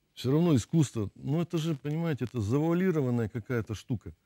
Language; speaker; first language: Russian; native; Russian